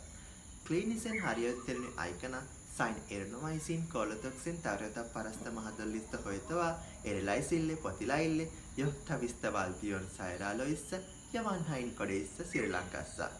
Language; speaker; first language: Finnish; non-native, learner; Sinhala